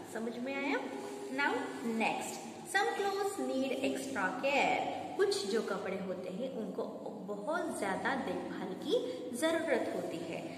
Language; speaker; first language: Hindi; non-native, local second language; Marathi